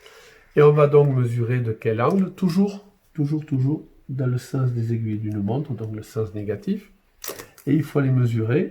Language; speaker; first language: French; native; French